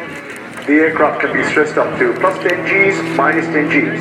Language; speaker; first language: English; non-native, fluent; Arabic